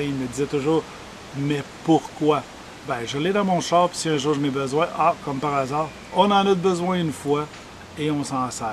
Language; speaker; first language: French; native; French